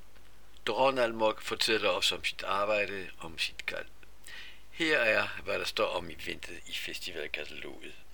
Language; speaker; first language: Danish; native; Danish